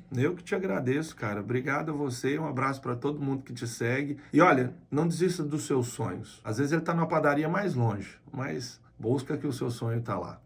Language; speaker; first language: Portuguese; native; Portuguese